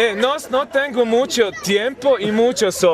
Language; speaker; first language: Spanish; non-native, learner; Serbian